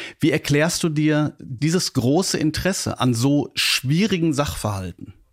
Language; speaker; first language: German; native; German